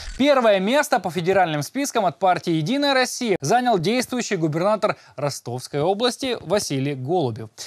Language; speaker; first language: Russian; native; Russian